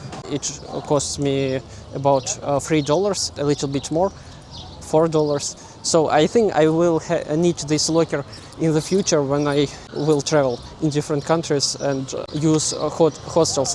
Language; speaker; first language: English; non-native, learner; Russian